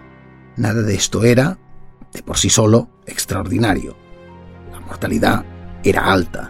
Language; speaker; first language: Spanish; native; Spanish